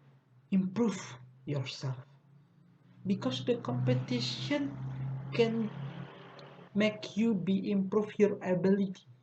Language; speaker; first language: English; non-native, learner; Indonesian